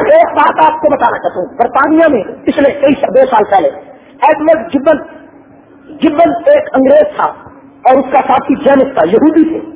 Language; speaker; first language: Urdu; non-native, local second language; Punjabi